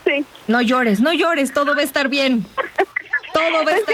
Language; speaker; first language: Spanish; native; Spanish